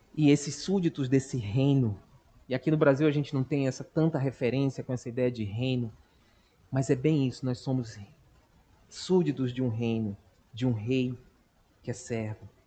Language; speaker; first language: Portuguese; native; Portuguese